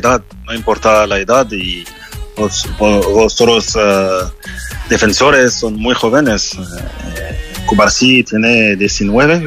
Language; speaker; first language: Spanish; non-native, fluent; French